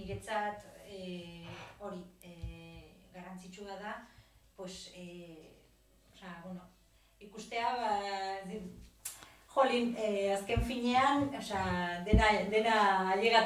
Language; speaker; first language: Basque; non-native, local second language; Spanish